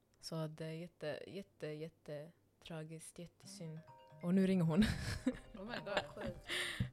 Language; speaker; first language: Swedish; non-native, local second language; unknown